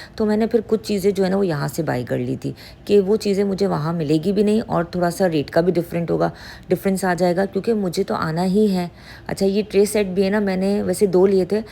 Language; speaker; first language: Urdu; native; Urdu